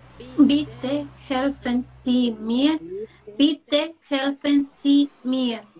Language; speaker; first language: German; non-native, learner; Spanish